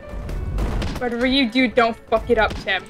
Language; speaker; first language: English; native; English